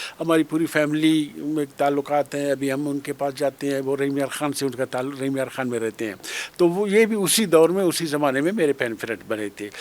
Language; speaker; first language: Urdu; non-native, local second language; Brahui